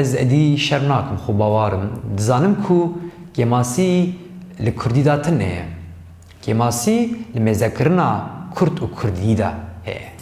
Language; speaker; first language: Kurdish; non-native, local second language; Turkish